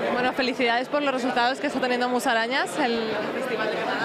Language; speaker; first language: Spanish; native; Spanish